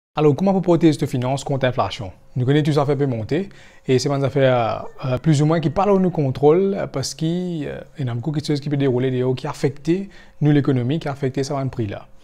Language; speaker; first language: French; non-native, local second language; Morisyen